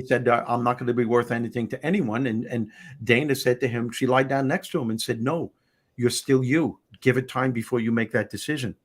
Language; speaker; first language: English; native; English